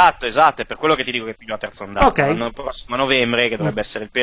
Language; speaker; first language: Italian; native; Italian